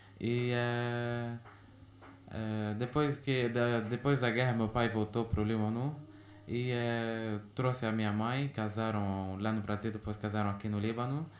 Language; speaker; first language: Portuguese; early bilingual, heritage; Portuguese